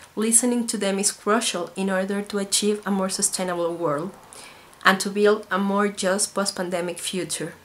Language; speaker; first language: English; non-native, fluent; Spanish